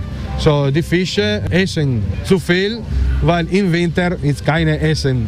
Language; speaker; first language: German; non-native, learner; Italian